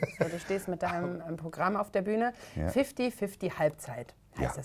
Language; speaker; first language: German; native; German